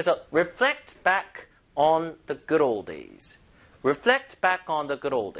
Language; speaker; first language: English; non-native, fluent; Korean